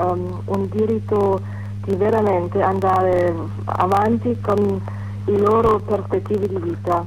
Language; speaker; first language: Italian; non-native, fluent; German